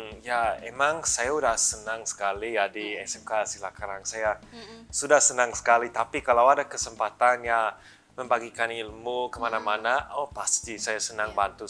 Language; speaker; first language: Indonesian; early bilingual, other home language; English